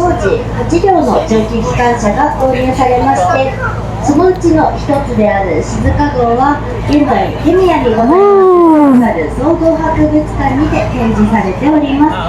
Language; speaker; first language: Japanese; native; Japanese